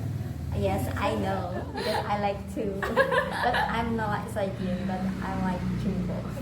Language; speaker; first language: English; non-native, learner; Indonesian